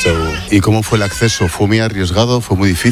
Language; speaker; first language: Spanish; native; Spanish